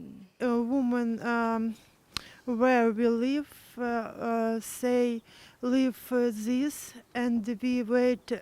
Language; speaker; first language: English; non-native, learner; Ukrainian